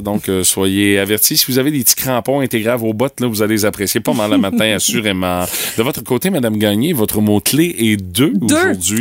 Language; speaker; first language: French; native; French